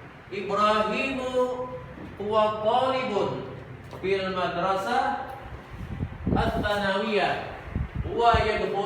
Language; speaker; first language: Arabic; non-native, fluent; Indonesian